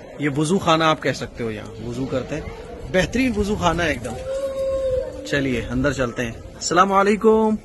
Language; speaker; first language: Urdu; native; Urdu